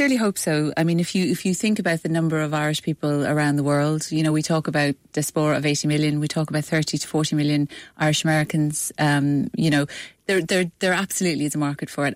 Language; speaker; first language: English; native; English